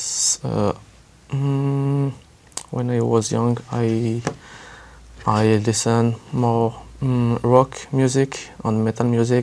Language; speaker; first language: English; non-native, learner; French